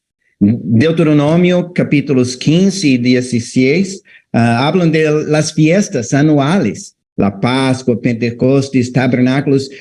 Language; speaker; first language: Spanish; non-native, fluent; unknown